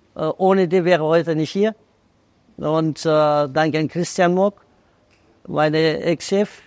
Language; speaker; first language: German; non-native, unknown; Persian